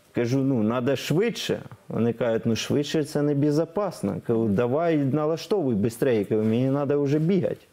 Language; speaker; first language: Ukrainian; non-native, local second language; Russian